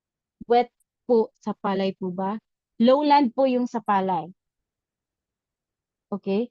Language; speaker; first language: Filipino; native; Filipino